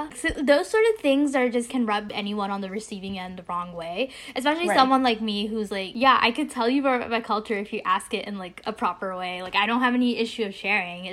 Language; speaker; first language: English; early bilingual, other home language; Bangla